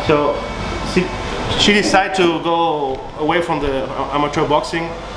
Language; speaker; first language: English; non-native, learner; German